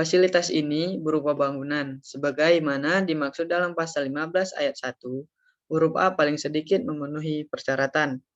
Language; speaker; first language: Indonesian; native; Indonesian